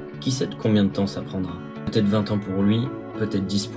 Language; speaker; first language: French; native; French